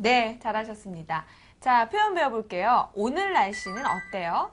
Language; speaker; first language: Korean; native; Korean